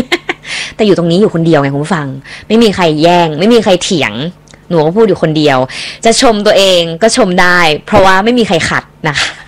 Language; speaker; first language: Thai; native; Thai